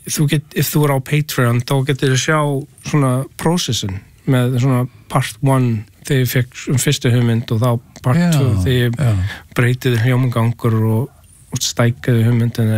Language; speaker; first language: Icelandic; non-native, learner; English